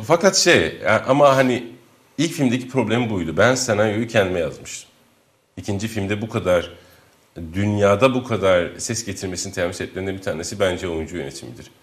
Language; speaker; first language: Turkish; non-native, local second language; Kurdish